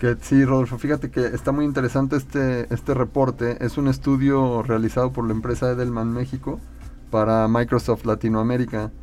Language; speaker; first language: Spanish; native; Spanish